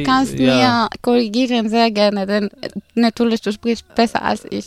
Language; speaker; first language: German; non-native, fluent; Arabic